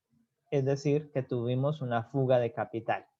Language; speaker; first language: Spanish; native; Spanish